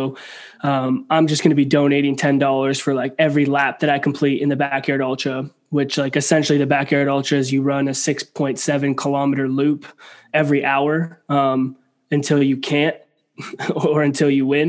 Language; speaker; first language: English; native; English